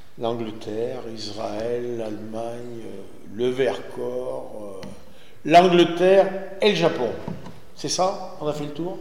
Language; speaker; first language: French; native; French